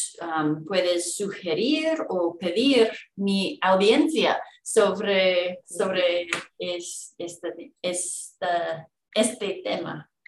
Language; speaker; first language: Spanish; non-native, fluent; English